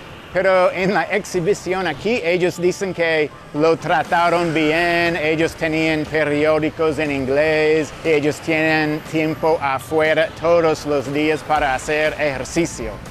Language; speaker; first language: Spanish; non-native, fluent; English